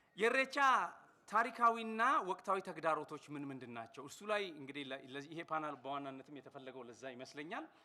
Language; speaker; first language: Amharic; non-native, local second language; Oromo